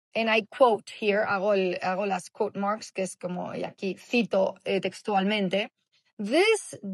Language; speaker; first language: English; native; English